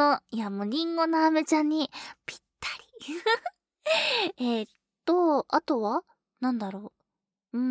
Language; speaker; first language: Japanese; native; Japanese